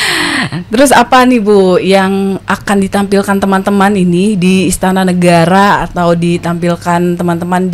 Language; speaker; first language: Indonesian; native; Indonesian